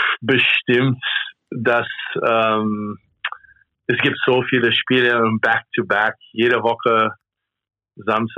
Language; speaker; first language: German; non-native, fluent; English